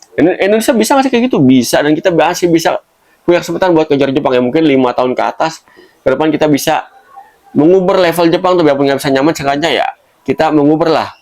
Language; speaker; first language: Indonesian; native; Indonesian